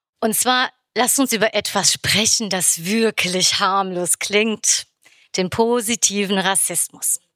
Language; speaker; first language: German; early bilingual, other home language; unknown